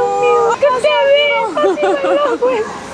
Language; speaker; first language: Korean; native; Korean